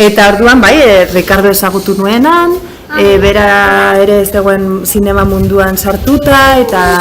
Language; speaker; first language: Basque; non-native, local second language; Spanish